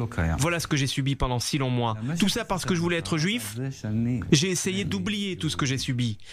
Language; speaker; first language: French; non-native, fluent; Arabic